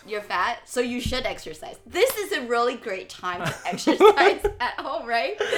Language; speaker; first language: English; early bilingual, other home language; Chinese